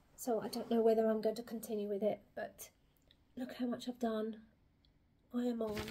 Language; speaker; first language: English; native; English